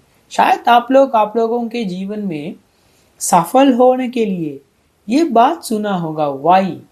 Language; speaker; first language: Hindi; non-native, fluent; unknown